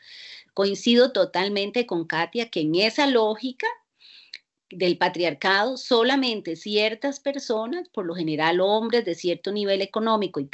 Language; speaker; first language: Spanish; native; Spanish